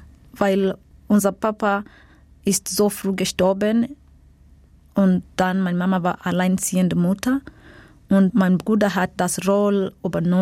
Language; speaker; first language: German; non-native, fluent; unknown